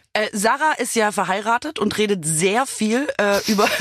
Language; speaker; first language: German; native; German